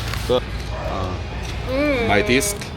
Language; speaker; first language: English; non-native, learner; Korean